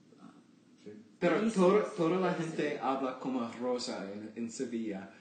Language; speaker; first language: Spanish; non-native, learner; English